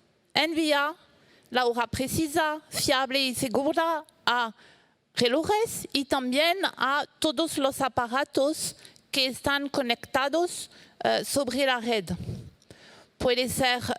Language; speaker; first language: Spanish; non-native, fluent; French